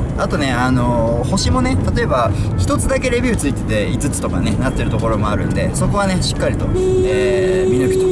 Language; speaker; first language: Japanese; native; Japanese